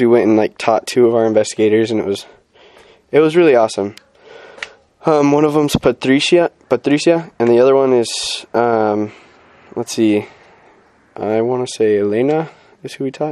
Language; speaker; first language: English; native; English